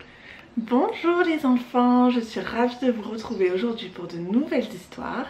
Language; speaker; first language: French; native; French